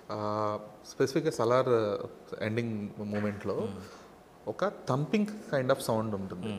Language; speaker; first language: Telugu; native; Telugu